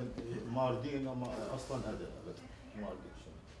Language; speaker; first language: Turkish; non-native, learner; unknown